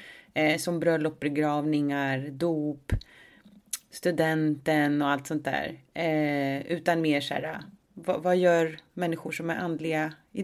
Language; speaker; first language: Swedish; native; Swedish